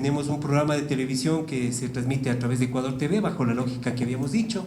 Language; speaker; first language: Spanish; native; Spanish